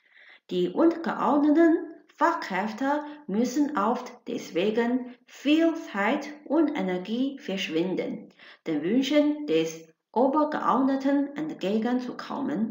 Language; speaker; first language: German; non-native, fluent; Chinese